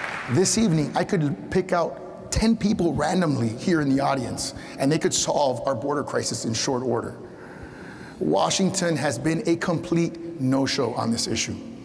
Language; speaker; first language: English; early bilingual, other home language; Spanish